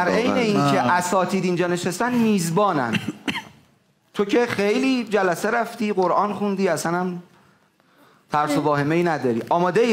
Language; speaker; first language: Persian; native; Persian